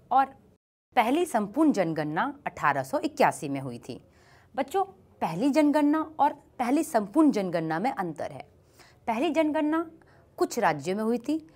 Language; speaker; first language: Hindi; native; Hindi